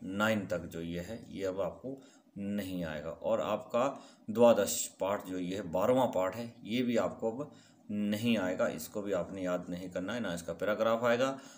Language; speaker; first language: Hindi; native; Hindi